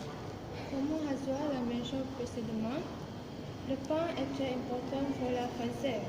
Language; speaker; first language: French; non-native, learner; Malay